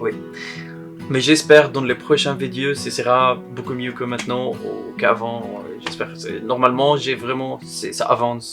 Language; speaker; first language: French; non-native, learner; Arabic